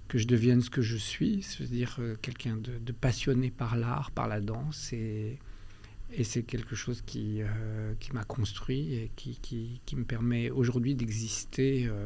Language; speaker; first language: French; early bilingual, other home language; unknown